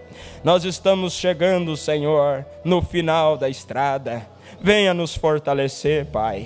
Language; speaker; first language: Portuguese; native; Portuguese